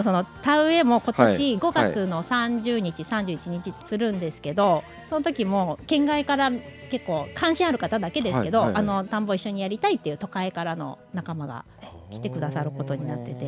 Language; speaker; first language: Japanese; native; Japanese